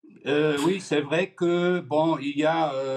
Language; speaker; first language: French; non-native, fluent; German